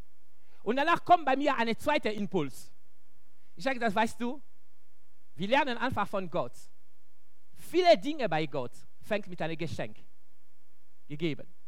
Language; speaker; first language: German; non-native, local second language; French